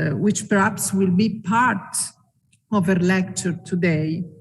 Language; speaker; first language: English; non-native, fluent; Italian